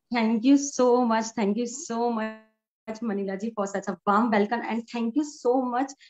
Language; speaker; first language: Hindi; native; Hindi